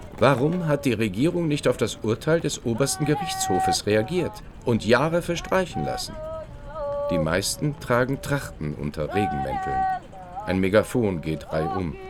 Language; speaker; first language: German; native; German